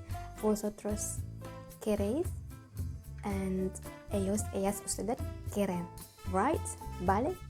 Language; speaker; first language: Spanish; non-native, learner; Indonesian